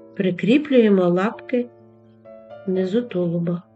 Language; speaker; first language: Ukrainian; native; Ukrainian